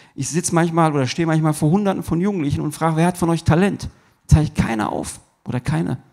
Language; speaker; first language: German; early bilingual, other home language; Turkish